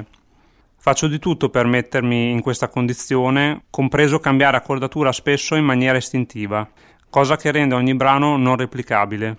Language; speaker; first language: Italian; native; Italian